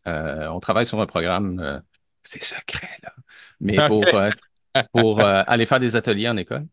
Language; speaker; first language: French; native; French